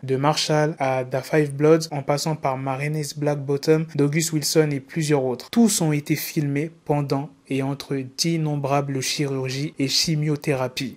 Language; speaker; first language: French; native; French